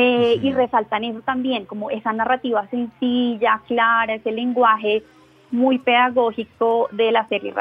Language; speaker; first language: Spanish; native; Spanish